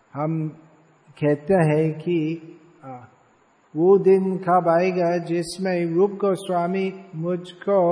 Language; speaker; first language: Hindi; non-native, fluent; English